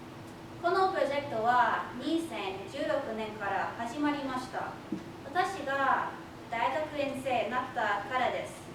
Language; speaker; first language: Japanese; non-native, fluent; English